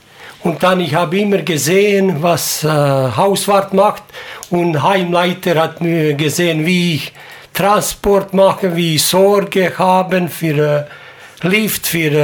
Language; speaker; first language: German; non-native, learner; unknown